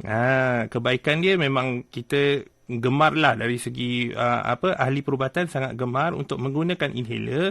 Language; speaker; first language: Malay; native; Malay